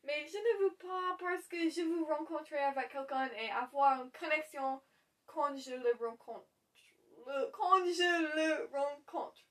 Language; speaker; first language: French; non-native, learner; English